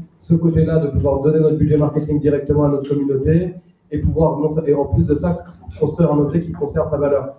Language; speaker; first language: French; native; French